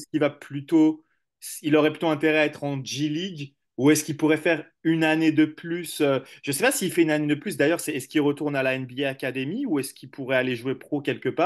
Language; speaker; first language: French; native; French